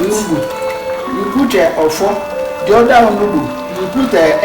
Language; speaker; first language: English; non-native, local second language; Igbo